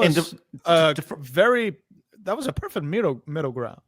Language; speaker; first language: English; native; English